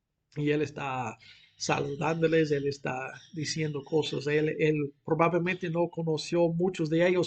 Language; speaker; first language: Spanish; non-native, fluent; English